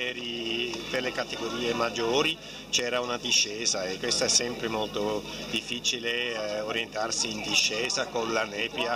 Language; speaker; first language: Italian; non-native, local second language; German